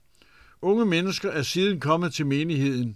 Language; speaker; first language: Danish; native; Danish